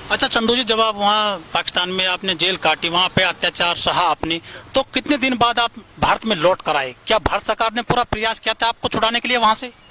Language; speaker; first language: Hindi; native; Hindi